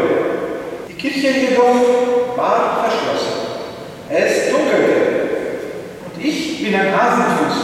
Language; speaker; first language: German; native; German